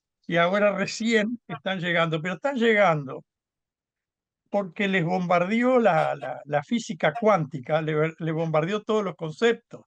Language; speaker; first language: Spanish; native; Spanish